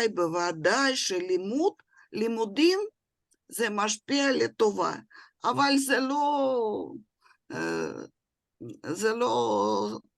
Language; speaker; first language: Hebrew; non-native, fluent; Russian